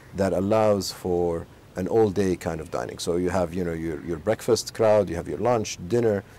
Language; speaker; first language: English; non-native, fluent; Arabic